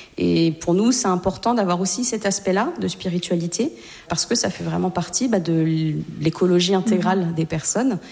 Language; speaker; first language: French; native; French